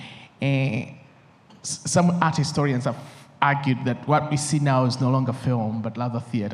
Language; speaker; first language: English; non-native, local second language; Nyanja